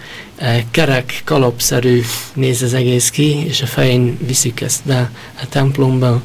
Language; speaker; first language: Hungarian; early bilingual, heritage; Hungarian